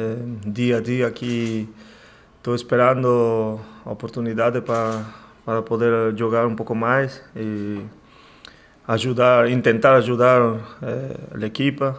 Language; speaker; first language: Portuguese; non-native, learner; Spanish